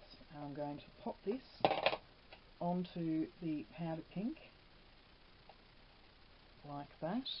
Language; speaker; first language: English; native; English